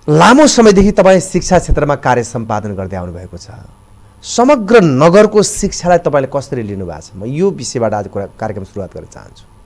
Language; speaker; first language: Nepali; native; Nepali